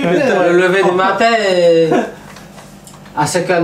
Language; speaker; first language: French; early bilingual, heritage; Vietnamese